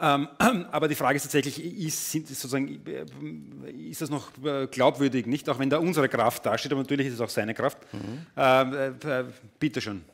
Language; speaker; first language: German; native; German